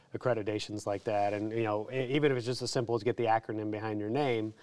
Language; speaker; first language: English; native; English